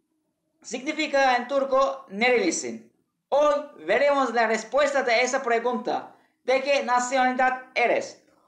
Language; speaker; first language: Spanish; non-native, learner; Turkish